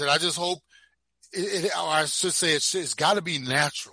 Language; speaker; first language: English; native; English